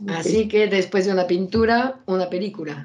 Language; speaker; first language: Spanish; native; Spanish